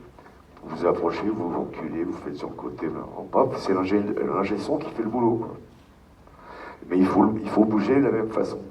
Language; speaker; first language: French; native; French